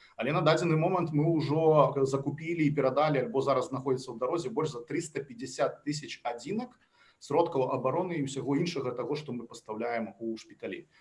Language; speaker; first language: Belarusian; non-native, local second language; Russian